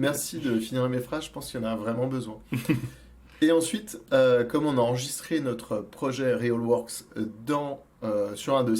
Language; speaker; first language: French; native; French